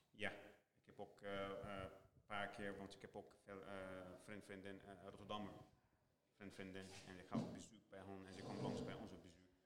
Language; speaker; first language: Dutch; non-native, learner; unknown